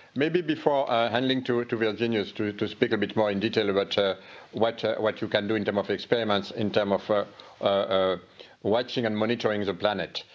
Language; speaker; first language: English; non-native, fluent; French